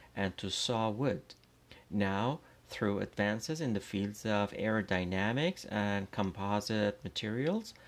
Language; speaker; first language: English; non-native, fluent; Persian